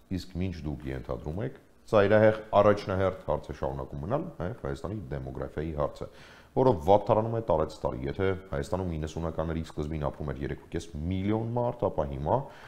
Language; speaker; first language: Armenian; native; Armenian